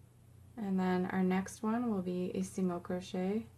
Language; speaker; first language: English; native; English